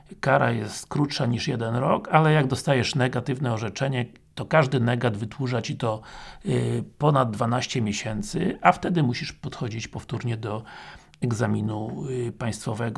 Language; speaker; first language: Polish; native; Polish